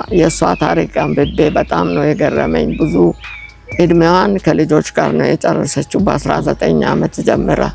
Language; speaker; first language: Amharic; early bilingual, other home language; Finnish